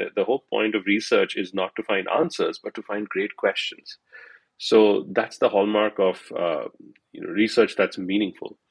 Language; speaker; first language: English; non-native, local second language; Hindi